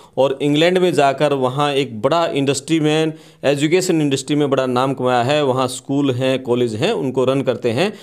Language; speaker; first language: Hindi; native; Hindi